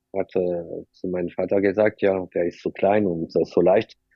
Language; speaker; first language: German; non-native, fluent; French